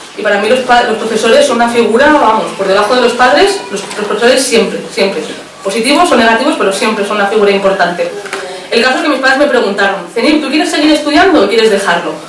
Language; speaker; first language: Spanish; early bilingual, other home language; Arabic